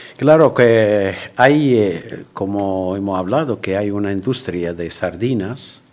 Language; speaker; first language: Spanish; non-native, fluent; Arabic